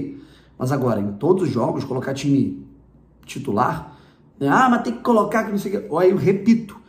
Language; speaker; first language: Portuguese; native; Portuguese